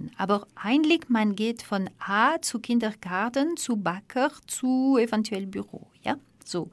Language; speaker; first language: German; non-native, learner; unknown